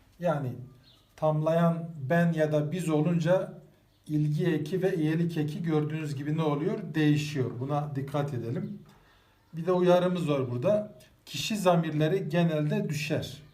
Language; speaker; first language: Turkish; native; Turkish